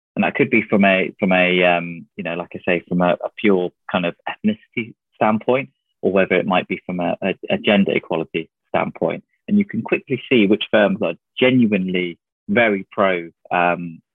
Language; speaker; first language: English; native; English